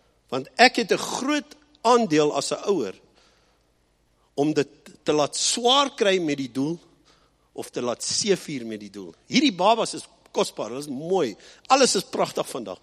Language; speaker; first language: Afrikaans; early bilingual, heritage; Afrikaans